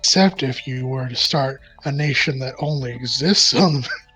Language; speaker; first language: English; native; English